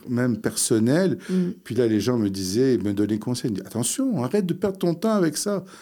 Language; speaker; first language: French; early bilingual, other home language; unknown